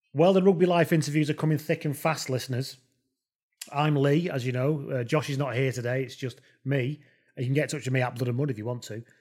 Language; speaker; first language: English; native; English